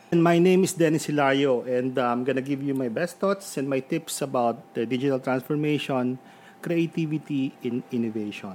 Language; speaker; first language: English; non-native, local second language; Filipino